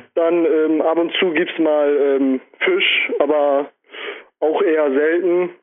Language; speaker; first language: German; native; German